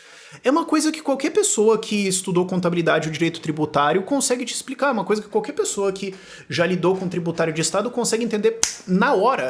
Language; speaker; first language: Portuguese; native; Portuguese